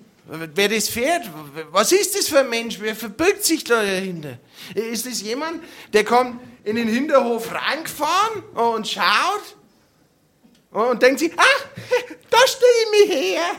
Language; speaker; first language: German; native; German